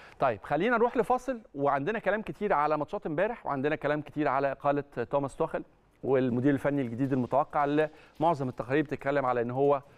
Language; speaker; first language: Arabic; native; Arabic